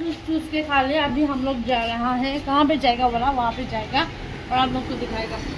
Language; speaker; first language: Hindi; non-native, local second language; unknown